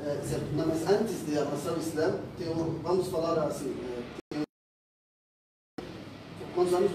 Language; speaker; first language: Portuguese; non-native, fluent; Arabic